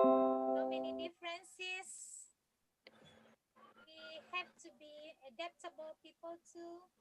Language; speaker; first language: English; non-native, fluent; Indonesian